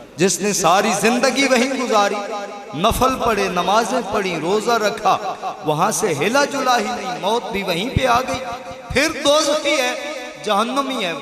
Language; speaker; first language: Urdu; non-native, local second language; Punjabi